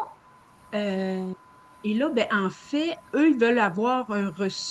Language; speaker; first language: French; native; French